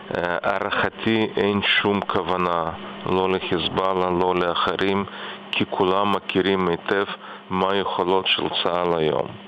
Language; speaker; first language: Hebrew; non-native, fluent; Russian